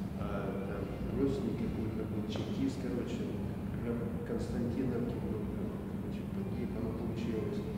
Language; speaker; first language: Russian; native; Russian